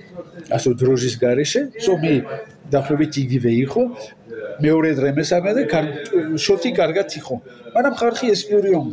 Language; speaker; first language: Georgian; non-native, learner; French